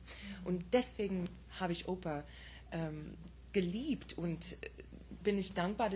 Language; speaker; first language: German; non-native, fluent; English